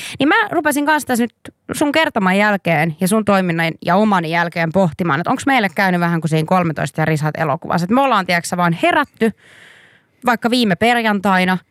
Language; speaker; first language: Finnish; native; Finnish